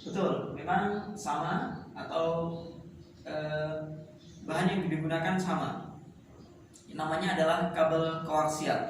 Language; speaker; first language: Indonesian; native; Indonesian